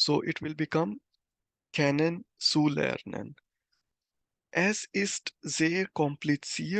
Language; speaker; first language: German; non-native, fluent; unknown